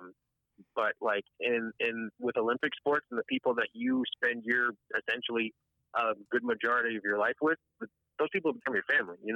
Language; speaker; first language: English; native; English